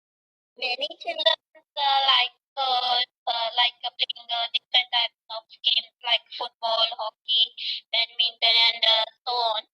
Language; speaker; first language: English; non-native, learner; Punjabi